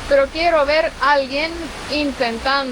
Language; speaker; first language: Spanish; non-native, fluent; Estonian